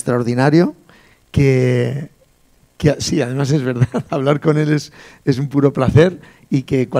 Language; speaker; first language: Spanish; native; Spanish